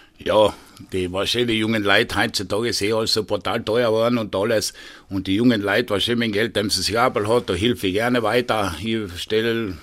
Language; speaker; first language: German; native; German